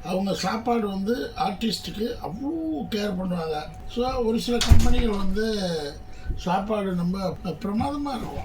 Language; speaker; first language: Tamil; native; Tamil